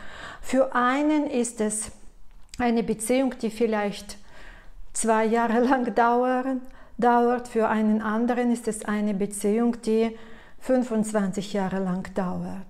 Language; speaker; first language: German; non-native, fluent; Russian